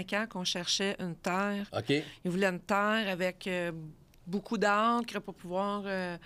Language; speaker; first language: French; native; French